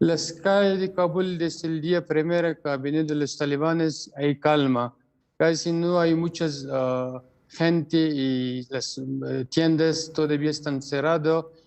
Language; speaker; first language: Spanish; non-native, learner; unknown